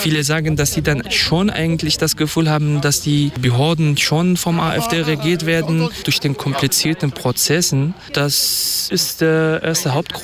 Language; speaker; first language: German; non-native, fluent; Kurdish